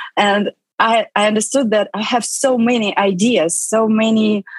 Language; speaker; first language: English; non-native, fluent; Russian